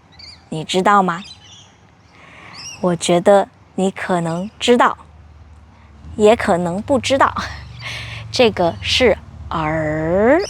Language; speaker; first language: Chinese; non-native, fluent; English